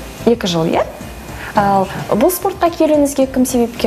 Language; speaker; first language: Kazakh; native; Kazakh